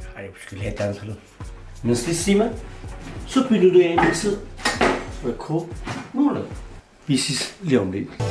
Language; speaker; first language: Danish; non-native, fluent; Chinese